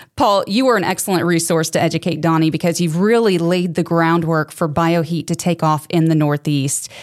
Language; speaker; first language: English; native; English